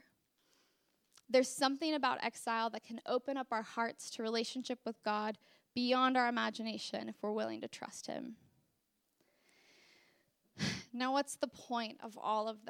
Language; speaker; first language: English; native; English